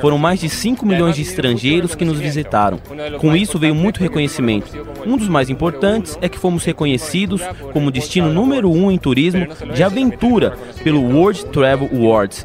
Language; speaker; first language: Portuguese; non-native, learner; Spanish